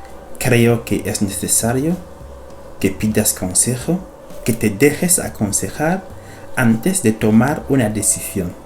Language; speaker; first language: Spanish; non-native, fluent; French